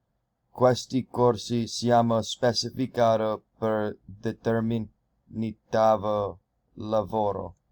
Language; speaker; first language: Italian; non-native, learner; English